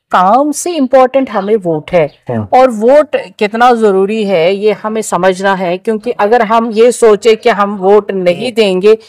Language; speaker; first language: Hindi; non-native, local second language; Kashmiri